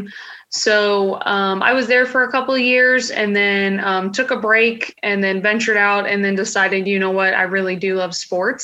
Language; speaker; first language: English; native; English